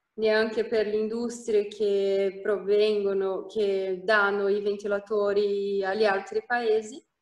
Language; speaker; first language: Italian; non-native, fluent; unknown